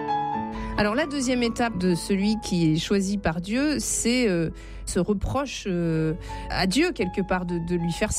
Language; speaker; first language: French; native; French